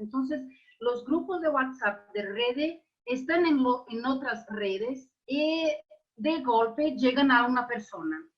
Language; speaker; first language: Spanish; non-native, fluent; Portuguese